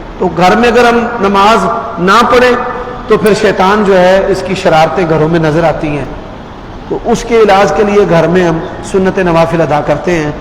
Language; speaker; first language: Urdu; non-native, local second language; Punjabi